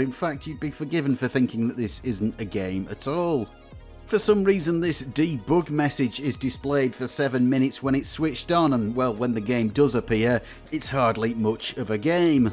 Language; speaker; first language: English; native; English